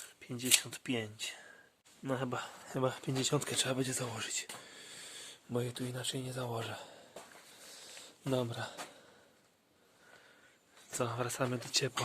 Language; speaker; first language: Polish; native; Polish